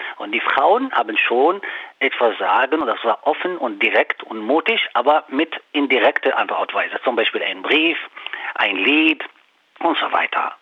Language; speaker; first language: German; non-native, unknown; Arabic